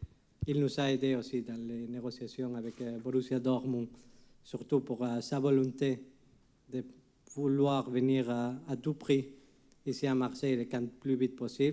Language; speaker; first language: French; non-native, fluent; Spanish